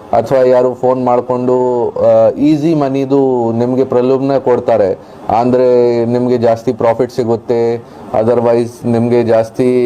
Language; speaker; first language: Kannada; non-native, local second language; Hindi